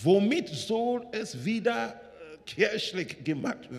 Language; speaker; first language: German; non-native, learner; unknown